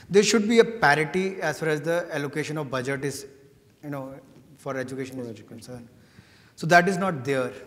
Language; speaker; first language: English; non-native, local second language; Hindi